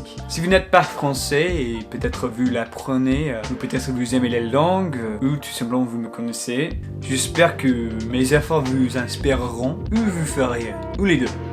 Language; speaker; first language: French; non-native, fluent; English